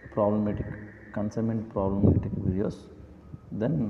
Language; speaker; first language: English; non-native, local second language; Telugu